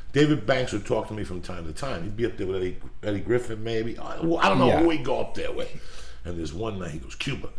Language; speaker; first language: English; native; English